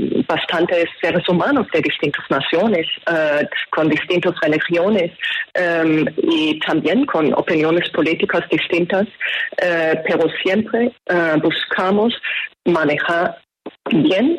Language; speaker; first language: Spanish; non-native, fluent; German